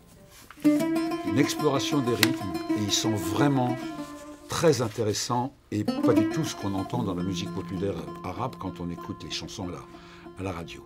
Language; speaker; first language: French; non-native, local second language; Arabic